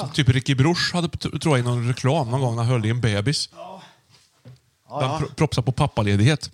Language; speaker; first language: Swedish; native; Swedish